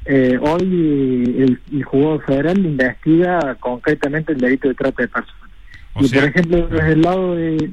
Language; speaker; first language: Spanish; native; Spanish